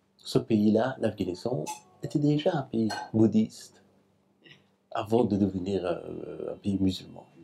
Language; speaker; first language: French; non-native, fluent; Persian